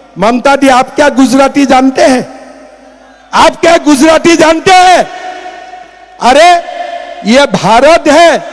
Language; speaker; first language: Hindi; non-native, local second language; Assamese